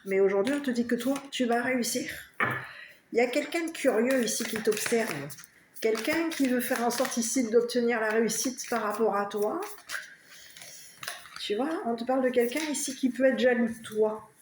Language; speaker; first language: French; native; French